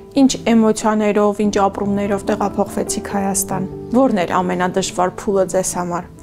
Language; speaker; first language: Armenian; native; Armenian